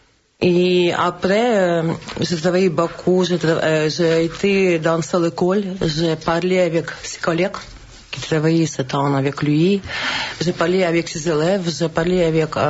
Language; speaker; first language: French; non-native, learner; Russian